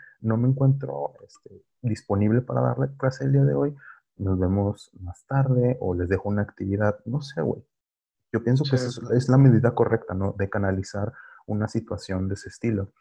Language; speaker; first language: Spanish; native; Spanish